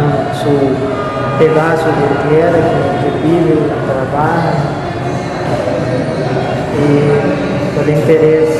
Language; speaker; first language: Spanish; non-native, learner; Portuguese